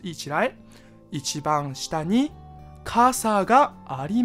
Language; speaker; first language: Japanese; non-native, fluent; Chinese